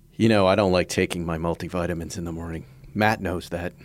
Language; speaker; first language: English; native; English